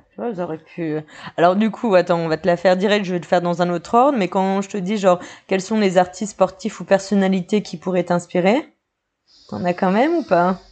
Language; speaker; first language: French; native; French